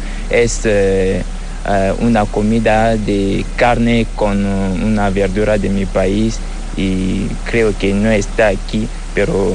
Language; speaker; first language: Spanish; non-native, learner; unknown